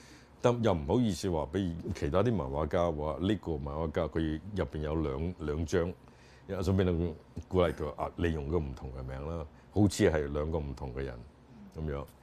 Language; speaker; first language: Chinese; native; Chinese